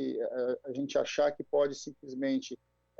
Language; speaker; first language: Portuguese; native; Portuguese